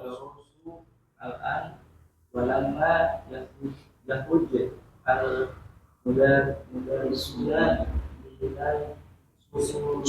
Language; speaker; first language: Arabic; non-native, learner; Indonesian